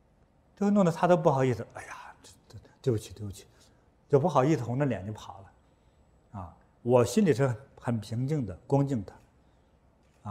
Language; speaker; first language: Chinese; native; Chinese